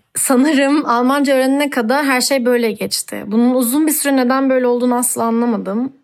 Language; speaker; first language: Turkish; native; Turkish